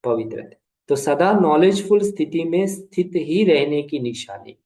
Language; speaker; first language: Hindi; non-native, local second language; Kannada